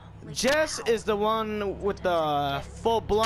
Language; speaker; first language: English; native; English